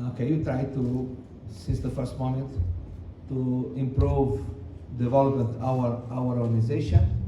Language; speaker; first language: English; non-native, learner; Portuguese